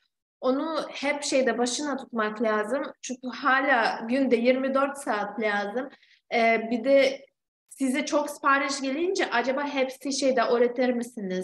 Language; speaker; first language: Turkish; non-native, fluent; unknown